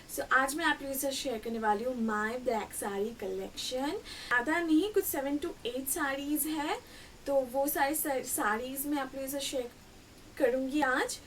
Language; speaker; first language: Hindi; non-native, local second language; Bangla